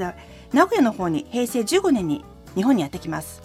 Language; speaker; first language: Japanese; native; Japanese